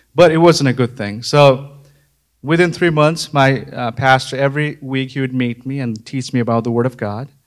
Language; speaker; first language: English; non-native, local second language; Nepali